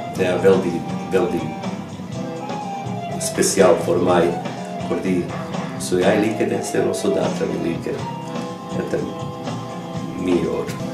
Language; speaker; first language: Norwegian; non-native, learner; Bosnian